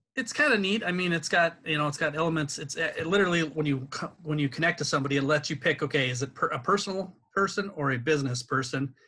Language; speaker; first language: English; native; English